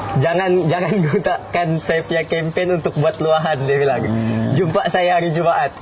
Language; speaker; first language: Malay; native; Malay